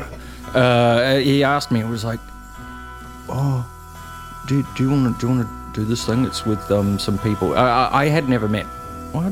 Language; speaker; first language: English; native; English